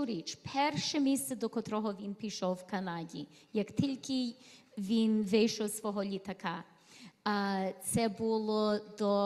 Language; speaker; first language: Ukrainian; early bilingual, heritage; Ukrainian